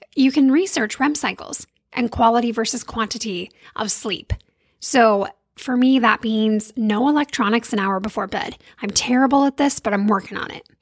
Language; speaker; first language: English; native; English